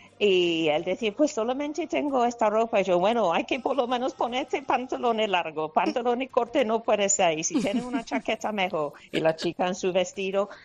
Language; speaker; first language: Spanish; non-native, fluent; English